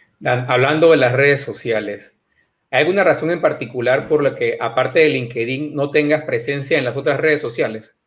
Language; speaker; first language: Spanish; native; Spanish